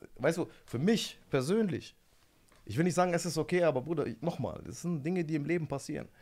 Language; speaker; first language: German; early bilingual, other home language; Albanian